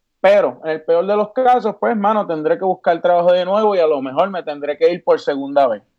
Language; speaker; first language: Spanish; native; Spanish